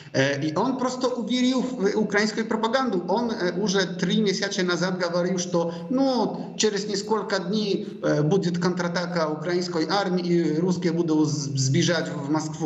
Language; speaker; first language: Russian; non-native, fluent; Polish